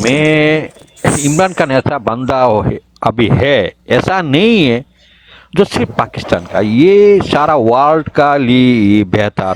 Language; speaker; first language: Hindi; non-native, learner; Bangla